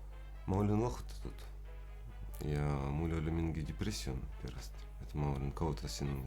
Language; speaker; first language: Estonian; non-native, local second language; Russian